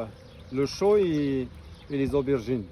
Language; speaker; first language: French; non-native, local second language; Berber languages